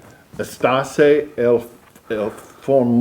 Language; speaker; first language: Spanish; non-native, learner; English